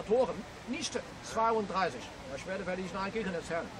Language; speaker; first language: German; non-native, fluent; Chinese